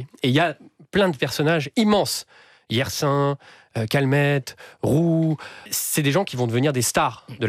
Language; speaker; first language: French; native; French